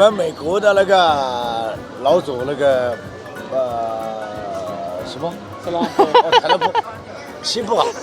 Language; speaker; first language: Chinese; native; Chinese